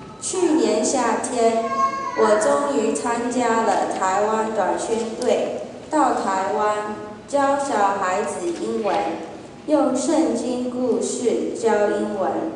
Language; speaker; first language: Chinese; early bilingual, heritage; Chinese